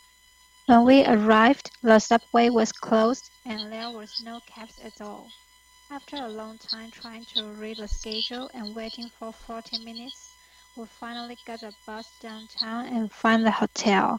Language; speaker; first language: English; non-native, learner; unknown